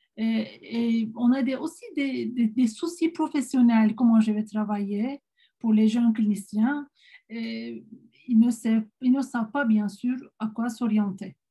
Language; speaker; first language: French; non-native, fluent; Turkish